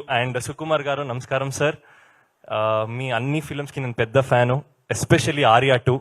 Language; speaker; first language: Telugu; non-native, learner; Kannada